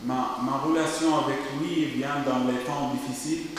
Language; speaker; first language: French; non-native, learner; Arabic